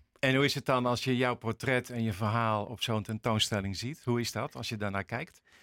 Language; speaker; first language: Dutch; native; Dutch